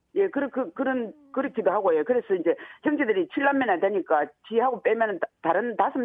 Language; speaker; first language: Korean; native; Korean